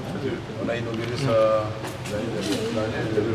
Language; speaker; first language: French; non-native, local second language; Swahili